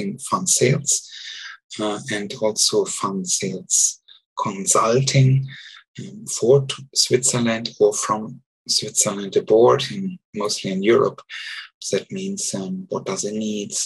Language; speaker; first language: English; non-native, learner; German